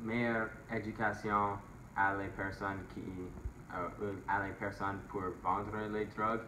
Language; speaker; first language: French; non-native, local second language; English